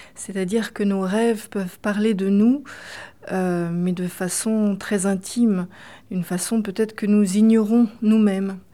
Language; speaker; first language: French; native; French